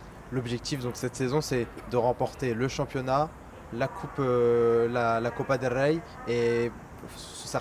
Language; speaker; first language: French; native; French